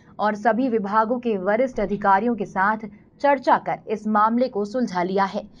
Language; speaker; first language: Hindi; native; Hindi